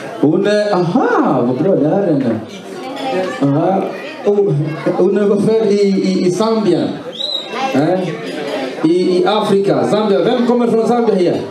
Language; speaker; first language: Swedish; non-native, fluent; Swahili